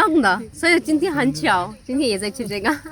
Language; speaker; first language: Chinese; non-native, fluent; Urdu